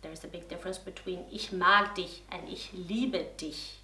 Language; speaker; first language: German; non-native, fluent; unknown